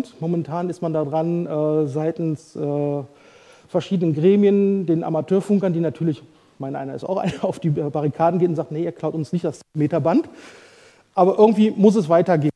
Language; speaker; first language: German; native; German